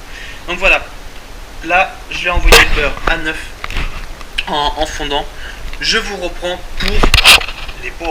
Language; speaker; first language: French; native; French